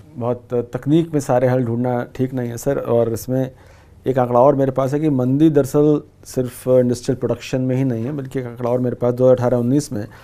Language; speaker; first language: Hindi; native; Hindi